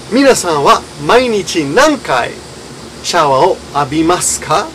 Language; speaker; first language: Japanese; non-native, fluent; English